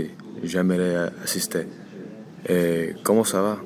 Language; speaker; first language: French; non-native, learner; English